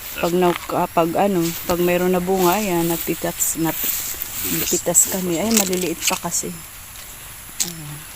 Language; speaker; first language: Filipino; non-native, local second language; Waray